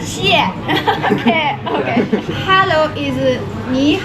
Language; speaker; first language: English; non-native, learner; Chinese